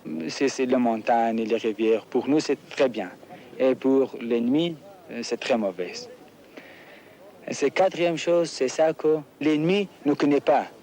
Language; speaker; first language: French; non-native, learner; Persian